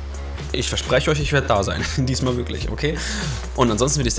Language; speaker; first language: German; native; German